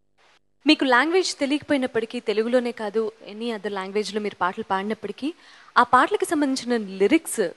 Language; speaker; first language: Telugu; native; Telugu